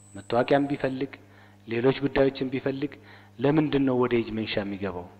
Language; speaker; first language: Amharic; native; Amharic